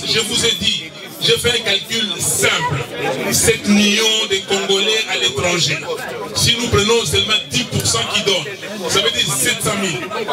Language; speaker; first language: French; non-native, local second language; Lingala